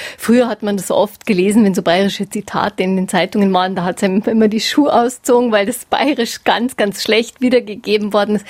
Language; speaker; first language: German; native; German